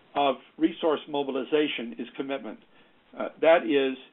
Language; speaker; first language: English; native; English